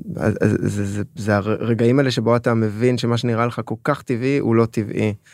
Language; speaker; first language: Hebrew; early bilingual, other home language; French